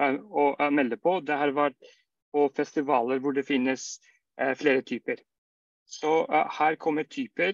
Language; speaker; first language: Norwegian; non-native, fluent; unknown